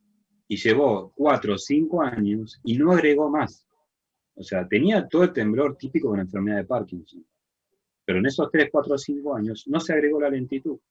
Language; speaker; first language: Spanish; native; Spanish